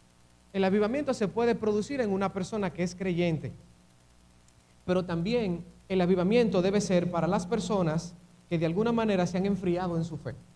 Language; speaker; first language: Spanish; native; Spanish